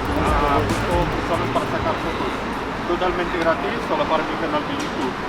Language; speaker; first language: Spanish; non-native, fluent; English